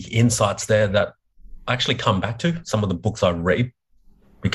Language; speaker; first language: English; native; English